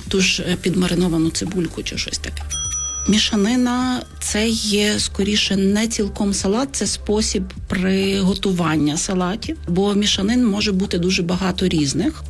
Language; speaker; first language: Ukrainian; native; Ukrainian